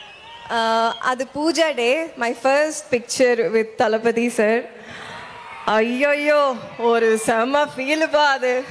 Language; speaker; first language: Tamil; non-native, local second language; Malayalam